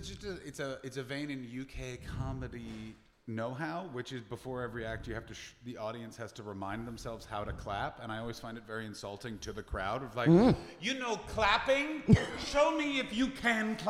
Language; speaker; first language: English; native; English